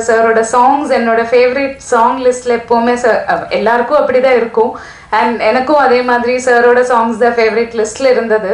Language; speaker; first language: Tamil; non-native, fluent; Malayalam